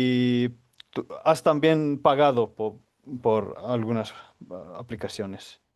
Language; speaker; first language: Spanish; non-native, fluent; Finnish